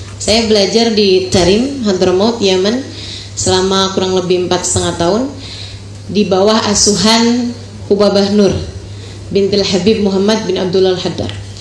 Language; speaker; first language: Indonesian; native; Indonesian